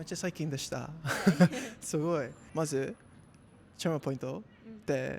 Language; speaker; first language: Japanese; non-native, learner; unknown